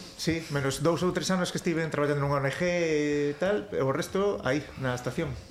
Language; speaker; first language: Galician; native; Galician